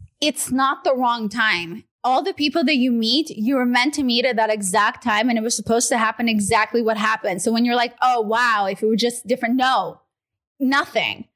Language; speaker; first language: English; non-native, fluent; Russian